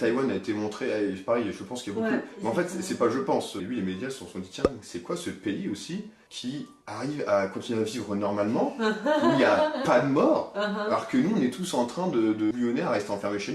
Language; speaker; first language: French; native; French